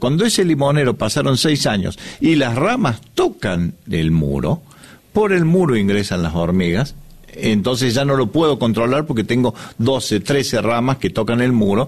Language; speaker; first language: Spanish; native; Spanish